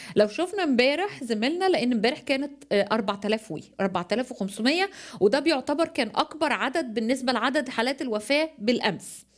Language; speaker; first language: Arabic; native; Arabic